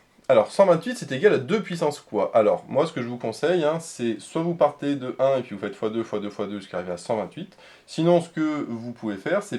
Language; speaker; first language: French; native; French